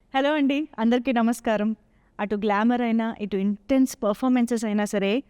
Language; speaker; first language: Telugu; native; Telugu